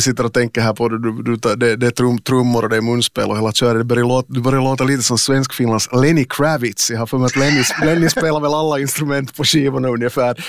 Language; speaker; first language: Swedish; native; Swedish